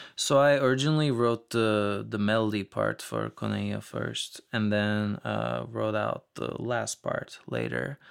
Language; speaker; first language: English; non-native, fluent; Turkish